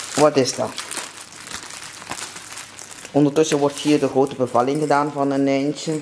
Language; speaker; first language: Dutch; native; Dutch